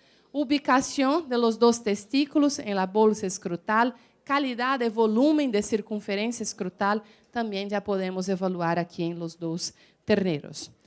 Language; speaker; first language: Spanish; non-native, fluent; Portuguese